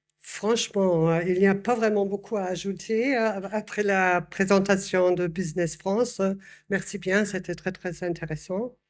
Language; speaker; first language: French; non-native, fluent; German